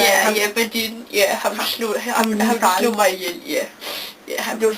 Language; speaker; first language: Danish; native; Danish